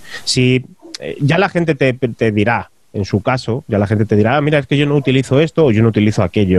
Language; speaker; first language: Spanish; native; Spanish